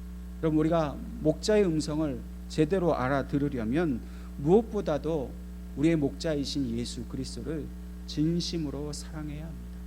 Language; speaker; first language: Korean; native; Korean